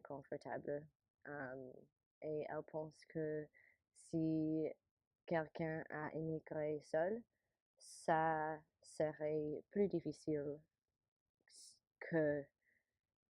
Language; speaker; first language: French; non-native, learner; English